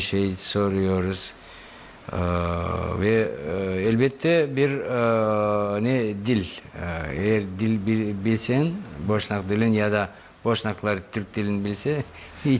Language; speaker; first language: Turkish; non-native, learner; Bosnian